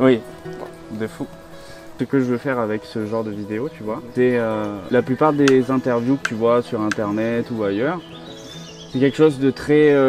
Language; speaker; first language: French; native; French